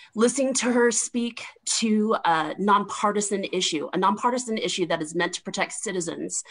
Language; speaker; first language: English; native; English